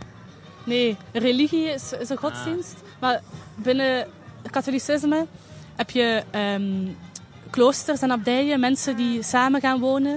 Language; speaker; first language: Dutch; native; Dutch